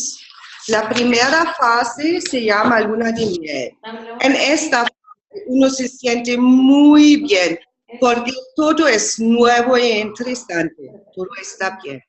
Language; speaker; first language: Spanish; non-native, fluent; German